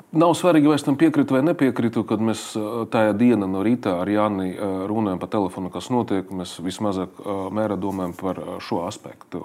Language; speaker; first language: Latvian; non-native, local second language; Russian